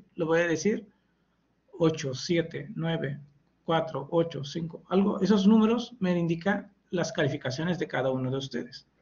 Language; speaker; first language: Spanish; non-native, fluent; Hindi